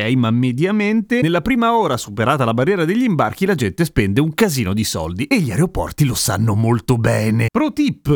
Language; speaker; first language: Italian; native; Italian